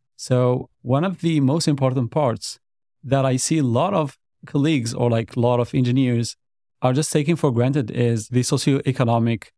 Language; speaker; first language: English; non-native, fluent; Arabic